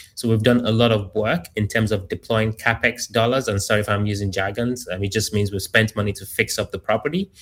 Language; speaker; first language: English; non-native, local second language; Yoruba